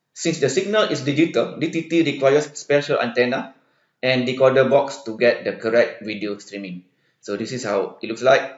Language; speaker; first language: English; non-native, local second language; Malay